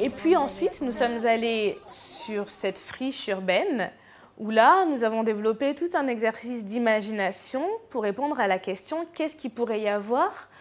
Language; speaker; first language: French; native; French